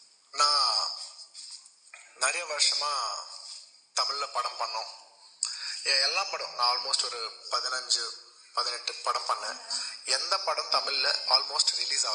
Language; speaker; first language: Tamil; non-native, local second language; Telugu